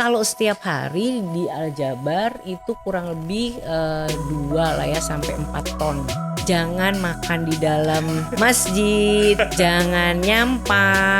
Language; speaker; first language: Indonesian; native; Indonesian